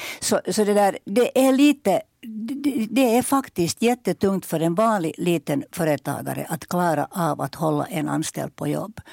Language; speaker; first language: Swedish; native; Swedish